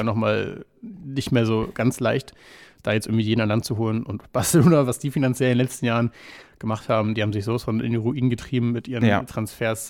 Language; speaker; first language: German; native; German